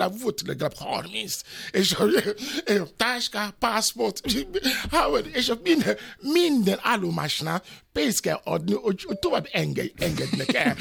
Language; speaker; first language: Hungarian; non-native, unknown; Yoruba